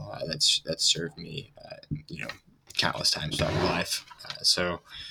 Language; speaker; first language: English; native; English